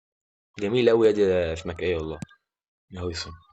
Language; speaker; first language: Arabic; native; Arabic